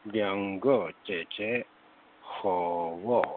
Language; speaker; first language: Chinese; non-native, learner; Korean